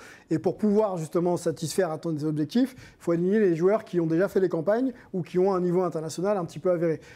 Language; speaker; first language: French; native; French